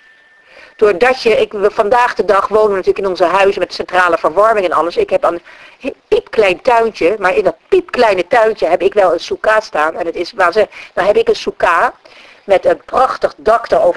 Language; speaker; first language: Dutch; native; Dutch